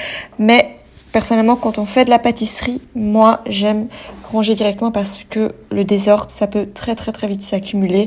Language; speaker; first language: French; native; French